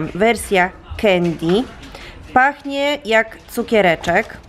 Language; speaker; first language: Polish; native; Polish